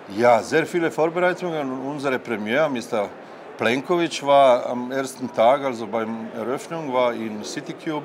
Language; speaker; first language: German; non-native, fluent; Croatian